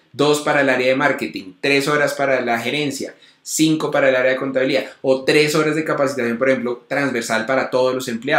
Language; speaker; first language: Spanish; native; Spanish